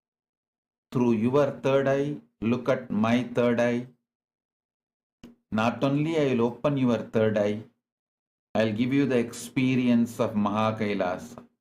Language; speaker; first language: English; non-native, local second language; Tamil